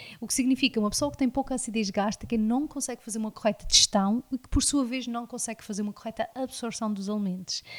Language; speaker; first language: Portuguese; early bilingual, heritage; Portuguese